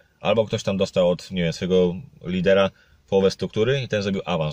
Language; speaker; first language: Polish; native; Polish